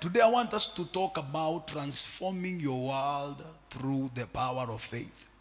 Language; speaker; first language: English; non-native, local second language; Swahili